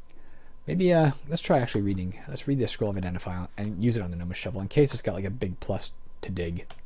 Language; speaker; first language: English; native; English